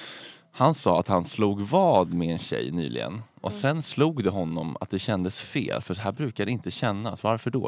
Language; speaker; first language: Swedish; native; Swedish